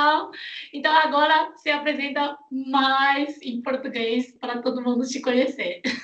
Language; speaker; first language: Portuguese; non-native, fluent; Chinese